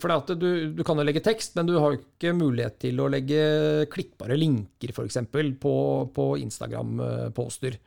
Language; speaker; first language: Norwegian; native; Norwegian